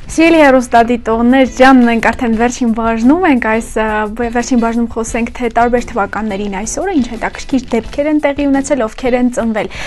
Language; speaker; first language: Armenian; native; Armenian